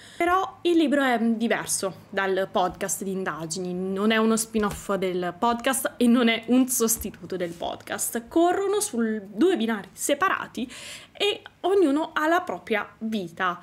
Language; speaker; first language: Italian; native; Italian